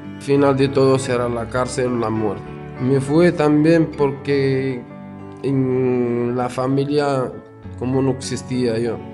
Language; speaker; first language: Spanish; non-native, fluent; Arabic